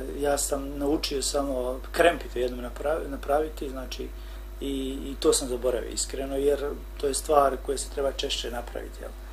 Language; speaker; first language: Croatian; non-native, fluent; Albanian